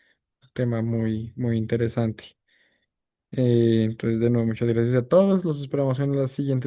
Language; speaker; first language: Spanish; native; Spanish